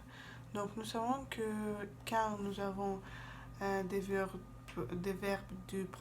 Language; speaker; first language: French; non-native, fluent; Russian